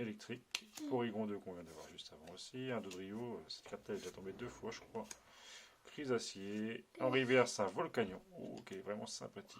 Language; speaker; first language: French; native; French